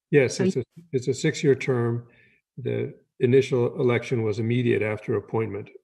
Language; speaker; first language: English; native; English